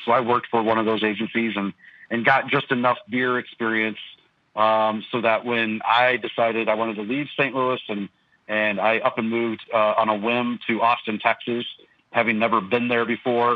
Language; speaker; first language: English; native; English